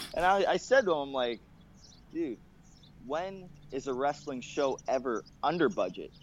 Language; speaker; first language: English; native; English